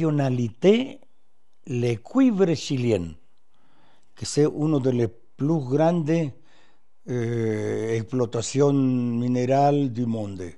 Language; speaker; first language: French; non-native, fluent; Spanish